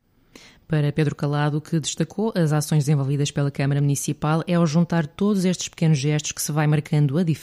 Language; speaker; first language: Portuguese; native; Portuguese